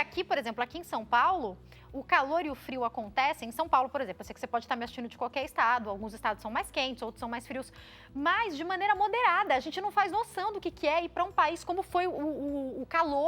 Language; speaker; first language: Portuguese; native; Portuguese